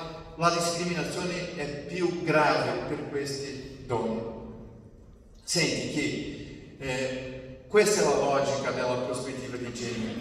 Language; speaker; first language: Italian; non-native, fluent; Portuguese